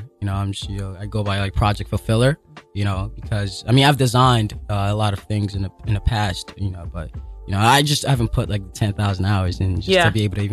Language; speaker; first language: English; non-native, local second language; Yoruba